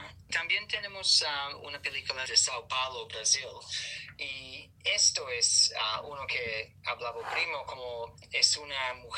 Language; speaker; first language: Spanish; non-native, learner; English